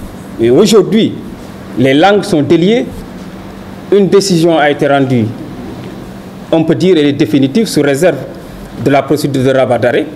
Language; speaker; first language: French; non-native, local second language; Wolof